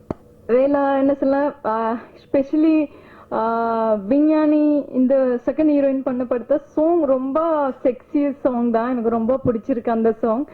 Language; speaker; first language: Tamil; non-native, learner; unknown